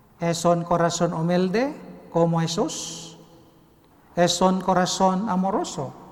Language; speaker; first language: Spanish; non-native, learner; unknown